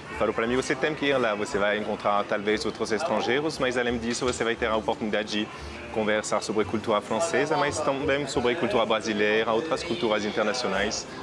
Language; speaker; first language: Portuguese; non-native, fluent; French